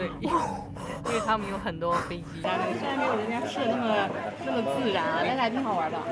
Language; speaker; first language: Chinese; native; Chinese